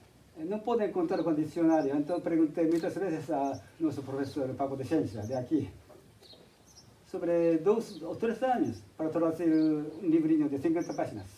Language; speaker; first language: Spanish; non-native, fluent; Japanese